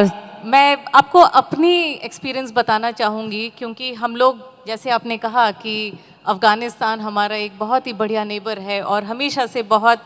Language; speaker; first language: Hindi; native; Hindi